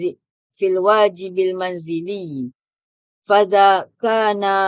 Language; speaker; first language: Arabic; non-native, learner; Indonesian